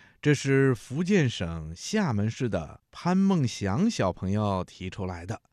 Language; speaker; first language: Chinese; native; Chinese